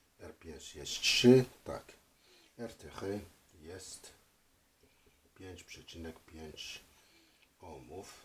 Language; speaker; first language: Polish; non-native, fluent; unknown